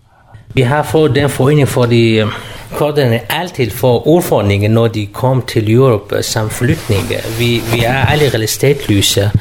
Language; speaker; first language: Danish; non-native, fluent; Kurdish